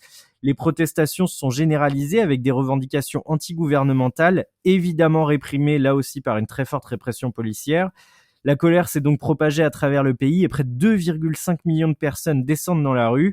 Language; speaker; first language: French; native; French